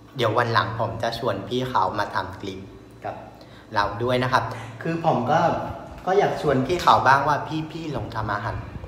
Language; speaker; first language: Thai; non-native, fluent; Vietnamese